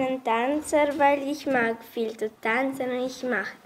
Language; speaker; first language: German; non-native, learner; Romanian